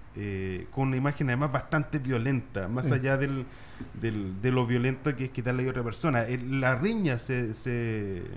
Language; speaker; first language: Spanish; native; Spanish